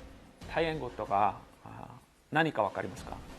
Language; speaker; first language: Japanese; non-native, learner; Korean